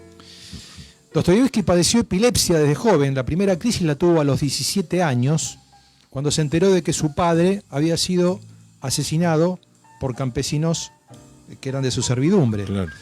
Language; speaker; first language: Spanish; native; Spanish